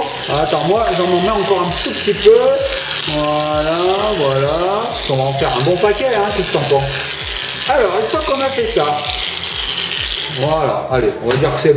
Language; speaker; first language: French; native; French